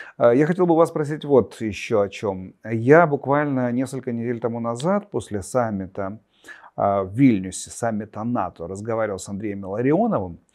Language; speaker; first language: Russian; native; Russian